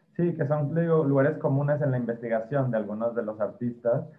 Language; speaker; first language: Spanish; native; Spanish